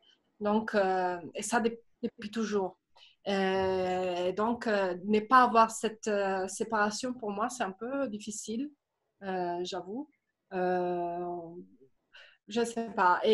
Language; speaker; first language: French; non-native, fluent; Italian